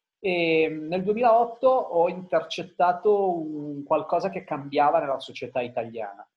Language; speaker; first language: Italian; early bilingual, heritage; Italian